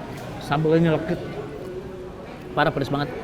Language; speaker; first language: Indonesian; native; Indonesian